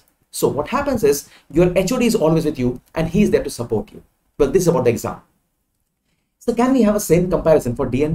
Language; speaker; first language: English; non-native, local second language; Hindi